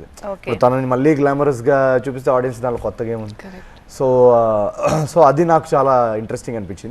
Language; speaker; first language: Telugu; native; Telugu